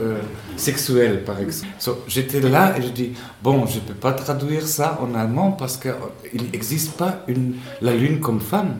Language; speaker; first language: French; non-native, fluent; Spanish